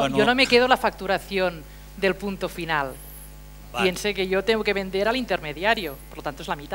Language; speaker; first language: Catalan; native; Catalan